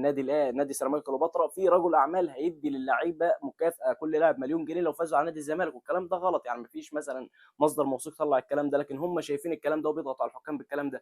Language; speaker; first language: Arabic; native; Arabic